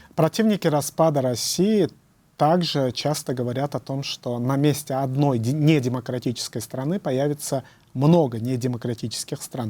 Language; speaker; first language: Russian; native; Russian